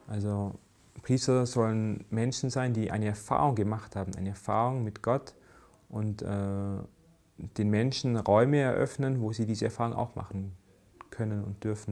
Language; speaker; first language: German; native; German